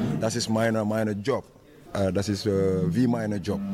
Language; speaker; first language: German; non-native, learner; Wolof